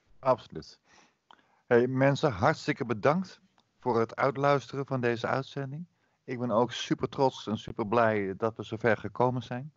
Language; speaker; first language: Dutch; native; Dutch